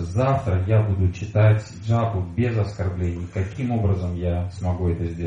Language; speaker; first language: Russian; native; Russian